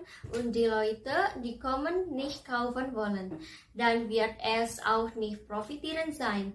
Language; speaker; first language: German; non-native, learner; Indonesian